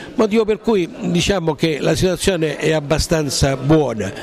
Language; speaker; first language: Italian; native; Italian